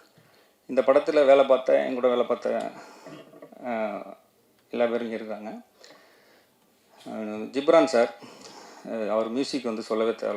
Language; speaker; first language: Tamil; native; Tamil